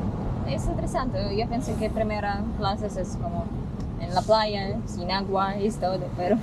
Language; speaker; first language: Spanish; non-native, learner; Russian